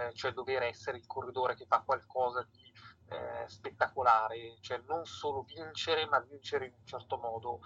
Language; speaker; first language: Italian; native; Italian